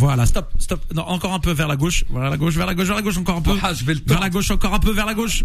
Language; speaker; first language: French; native; French